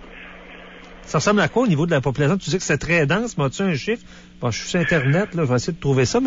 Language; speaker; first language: French; native; French